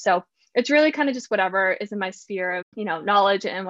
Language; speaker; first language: English; native; English